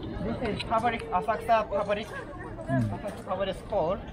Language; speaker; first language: English; non-native, learner; Japanese